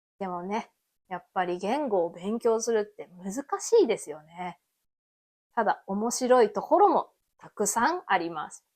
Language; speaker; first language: Japanese; native; Japanese